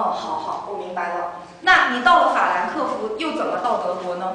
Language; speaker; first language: Chinese; native; Chinese